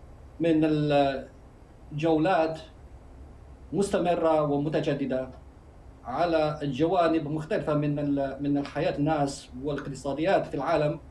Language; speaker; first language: Arabic; non-native, fluent; Chinese